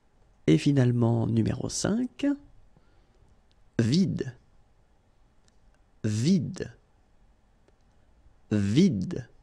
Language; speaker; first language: French; native; French